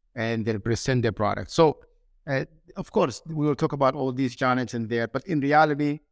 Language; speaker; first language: English; non-native, fluent; Somali